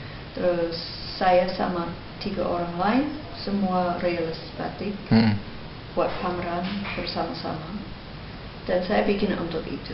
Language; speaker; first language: Indonesian; non-native, fluent; English